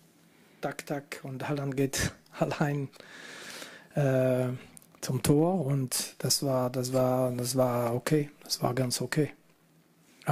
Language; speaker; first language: German; non-native, fluent; French